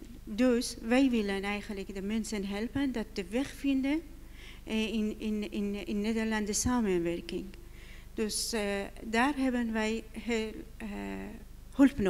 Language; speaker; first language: Dutch; non-native, learner; Persian